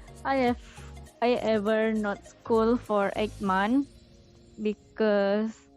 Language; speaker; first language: English; non-native, learner; Indonesian